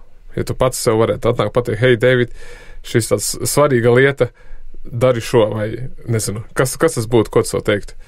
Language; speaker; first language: Latvian; native; Latvian